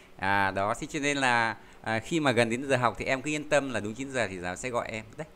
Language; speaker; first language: Vietnamese; native; Vietnamese